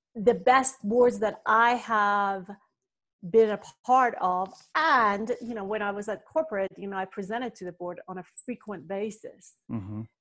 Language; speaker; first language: English; non-native, fluent; Persian